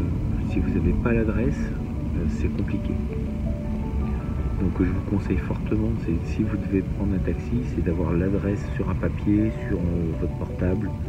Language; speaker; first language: French; native; French